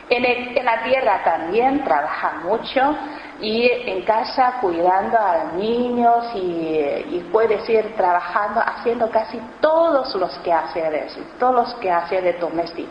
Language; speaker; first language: Spanish; non-native, learner; Chinese